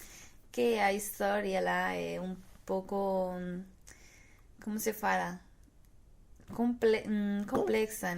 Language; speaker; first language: Portuguese; non-native, fluent; Spanish